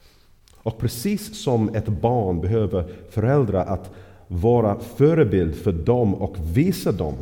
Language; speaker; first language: Swedish; non-native, fluent; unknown